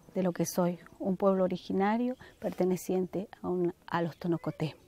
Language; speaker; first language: Spanish; native; Spanish